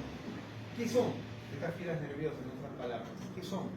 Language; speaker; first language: Spanish; native; Spanish